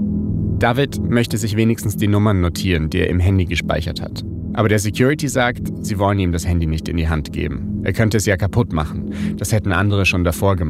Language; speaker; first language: German; native; German